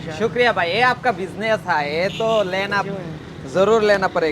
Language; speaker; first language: Hindi; non-native, learner; Bangla